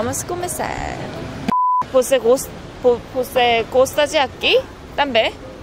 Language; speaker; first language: Portuguese; non-native, learner; Korean